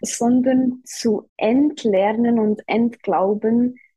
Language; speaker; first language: German; native; German